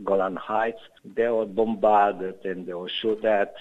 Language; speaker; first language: English; non-native, fluent; Romanian